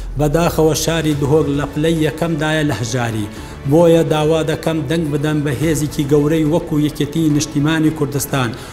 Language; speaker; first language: Central Kurdish; non-native, local second language; Kurdish